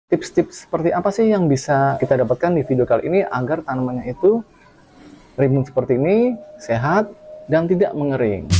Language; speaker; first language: Indonesian; native; Indonesian